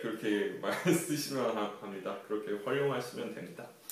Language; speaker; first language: Korean; early bilingual, heritage; Korean